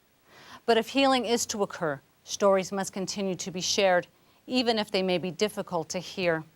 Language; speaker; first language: English; native; English